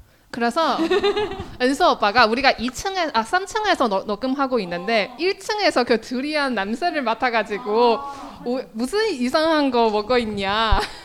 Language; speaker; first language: Korean; non-native, fluent; Chinese